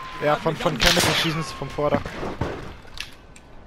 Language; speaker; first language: German; native; German